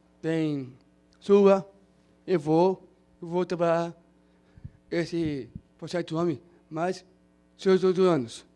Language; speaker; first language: Portuguese; non-native, learner; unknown